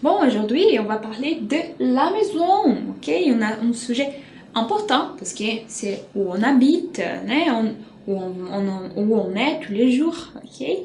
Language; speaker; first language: French; non-native, fluent; Portuguese